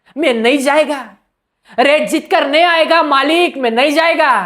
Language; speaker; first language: Hindi; non-native, local second language; Marathi